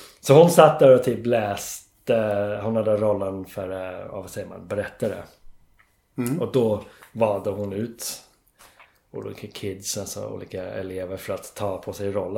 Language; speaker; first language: Swedish; non-native, fluent; English